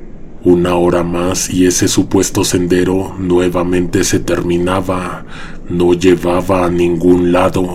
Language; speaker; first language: Spanish; native; Spanish